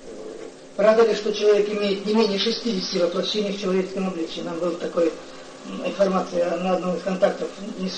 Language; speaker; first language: Russian; native; Russian